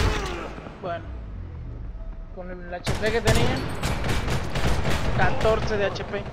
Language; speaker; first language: Spanish; native; Spanish